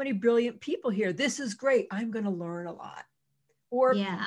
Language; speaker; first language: English; native; English